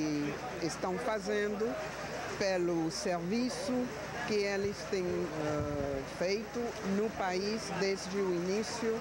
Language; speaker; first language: Portuguese; non-native, fluent; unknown